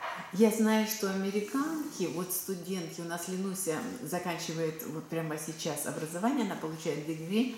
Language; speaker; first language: Russian; native; Russian